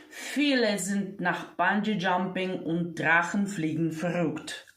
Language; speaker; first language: German; non-native, fluent; Ukrainian